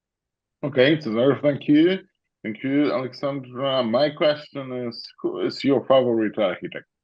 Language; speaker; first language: English; non-native, fluent; Polish